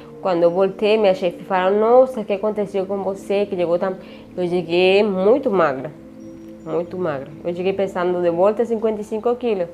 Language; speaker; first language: Portuguese; non-native, learner; Spanish